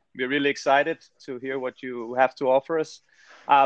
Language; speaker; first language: English; non-native, fluent; Danish